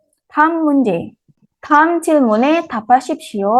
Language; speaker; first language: Korean; non-native, fluent; Indonesian